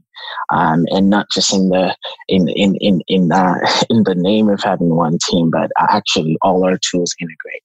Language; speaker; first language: English; non-native, local second language; Yoruba